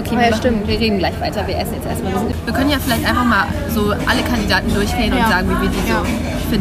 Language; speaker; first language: German; native; German